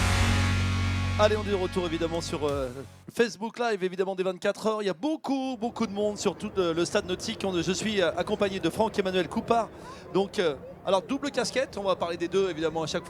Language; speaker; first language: French; native; French